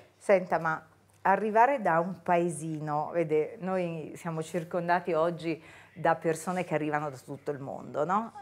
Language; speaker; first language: Italian; native; Italian